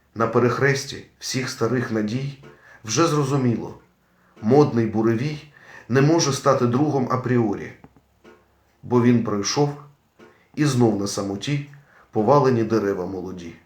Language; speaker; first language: Ukrainian; native; Ukrainian